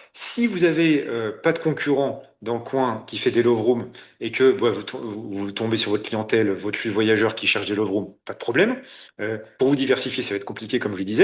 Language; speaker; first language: French; native; French